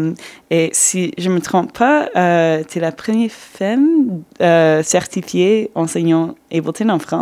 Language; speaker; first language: French; non-native, fluent; English